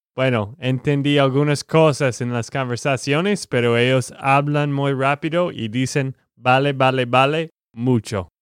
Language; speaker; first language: Spanish; non-native, learner; English